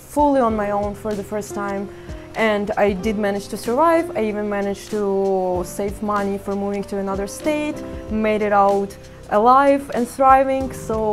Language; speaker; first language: English; non-native, fluent; Ukrainian